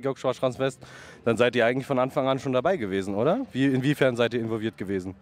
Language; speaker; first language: German; native; German